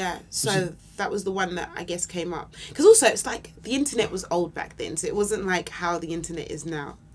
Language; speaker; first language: English; native; English